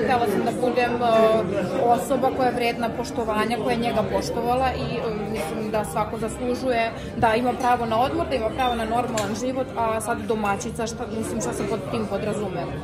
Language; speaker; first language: Serbian; native; Serbian